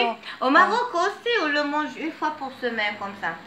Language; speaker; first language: French; non-native, fluent; Arabic